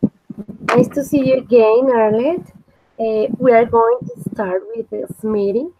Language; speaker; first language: English; non-native, fluent; Spanish